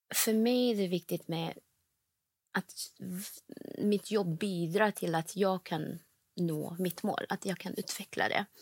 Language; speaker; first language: Swedish; non-native, fluent; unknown